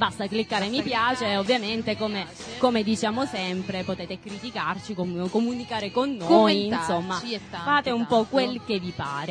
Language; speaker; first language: Italian; native; Italian